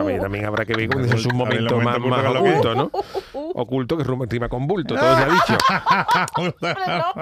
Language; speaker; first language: Spanish; native; Spanish